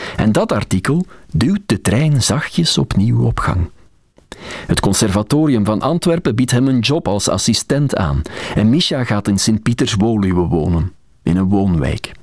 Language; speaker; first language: Dutch; native; Dutch